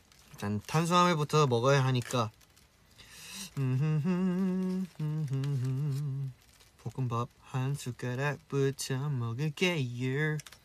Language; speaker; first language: Korean; early bilingual, heritage; Korean